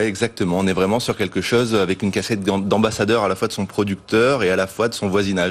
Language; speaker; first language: French; native; French